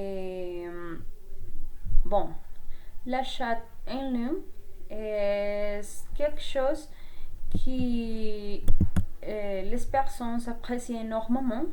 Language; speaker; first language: French; non-native, learner; Spanish